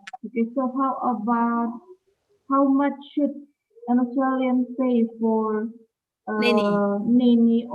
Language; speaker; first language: English; non-native, learner; Indonesian